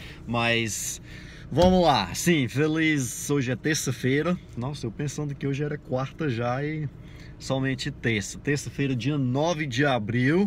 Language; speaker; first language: Portuguese; non-native, fluent; English